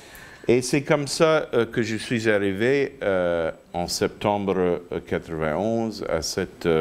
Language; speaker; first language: French; non-native, fluent; English